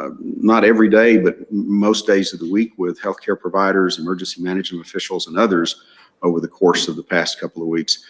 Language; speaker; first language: English; native; English